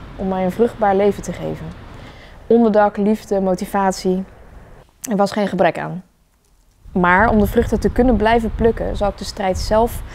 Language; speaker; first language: Dutch; early bilingual, other home language; Vietnamese